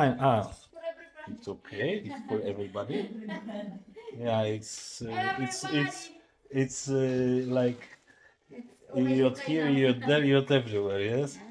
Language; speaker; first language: English; non-native, learner; Polish